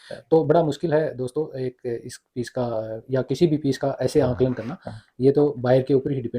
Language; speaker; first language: Hindi; native; Hindi